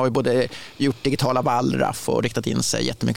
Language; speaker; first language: Swedish; native; Swedish